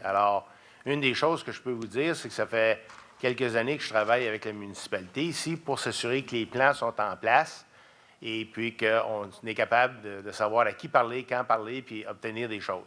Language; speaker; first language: French; native; French